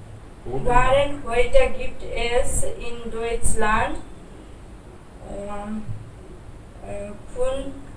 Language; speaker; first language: German; non-native, learner; Hindi